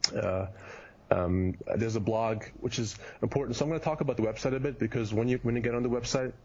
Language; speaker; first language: English; early bilingual, heritage; German